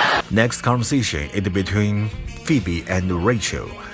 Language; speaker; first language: English; non-native, fluent; Chinese